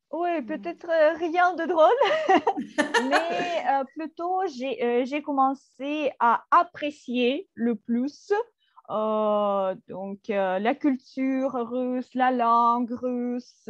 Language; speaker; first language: French; non-native, fluent; Russian